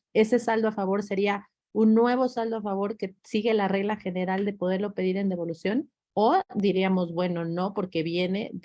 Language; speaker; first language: Spanish; native; Spanish